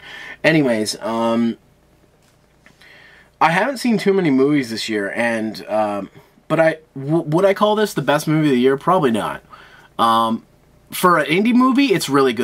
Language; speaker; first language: English; native; English